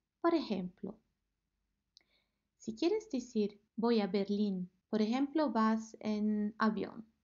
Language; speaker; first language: Spanish; non-native, fluent; Italian